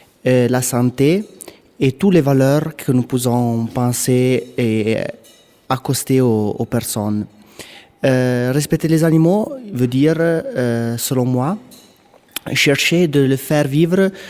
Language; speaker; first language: French; non-native, local second language; Italian